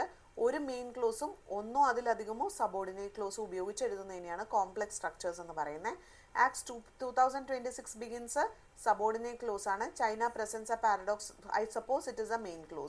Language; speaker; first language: Malayalam; native; Malayalam